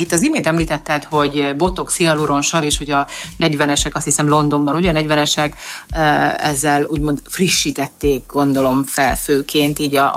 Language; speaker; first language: Hungarian; native; Hungarian